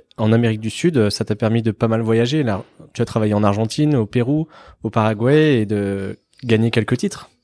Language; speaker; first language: French; native; French